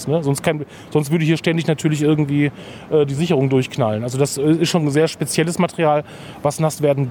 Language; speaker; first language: German; native; German